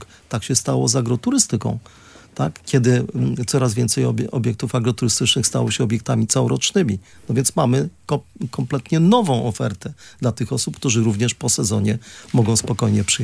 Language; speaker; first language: Polish; native; Polish